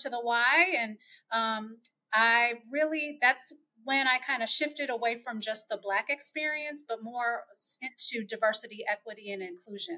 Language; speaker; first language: English; native; English